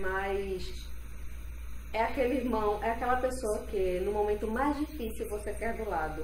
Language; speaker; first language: Portuguese; native; Portuguese